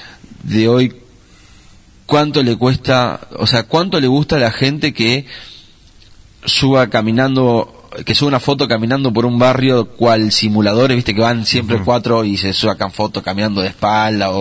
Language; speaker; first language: Spanish; native; Spanish